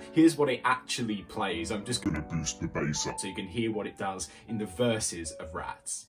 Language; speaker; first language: English; native; English